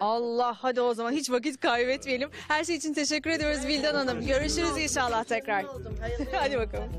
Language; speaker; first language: Turkish; native; Turkish